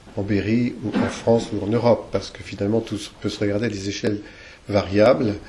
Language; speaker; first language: French; native; French